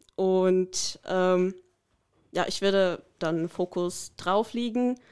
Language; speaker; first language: German; non-native, fluent; Korean